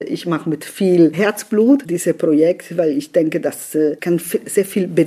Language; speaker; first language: German; non-native, fluent; Italian